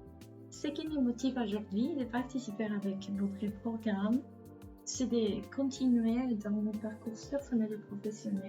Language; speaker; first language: French; non-native, fluent; Spanish